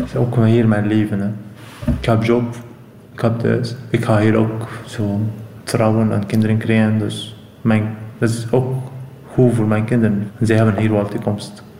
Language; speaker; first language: Dutch; non-native, learner; Arabic